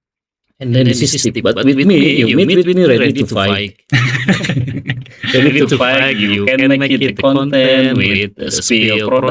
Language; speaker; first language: English; non-native, learner; Indonesian